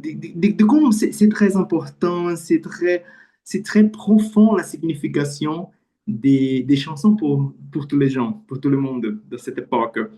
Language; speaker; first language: French; non-native, learner; Portuguese